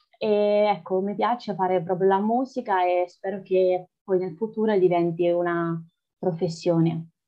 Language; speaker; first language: Italian; early bilingual, other home language; Lithuanian